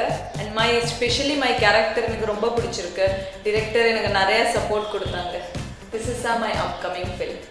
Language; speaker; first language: Tamil; non-native, learner; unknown